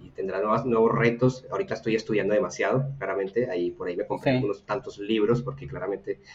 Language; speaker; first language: Spanish; native; Spanish